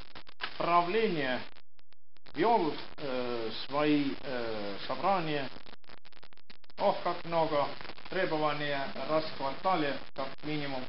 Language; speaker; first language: Russian; non-native, local second language; Estonian